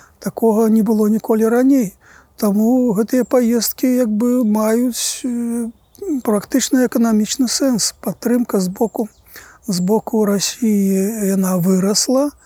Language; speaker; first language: Belarusian; native; Belarusian